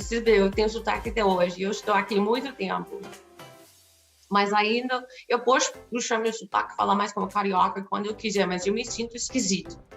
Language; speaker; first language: Portuguese; non-native, fluent; English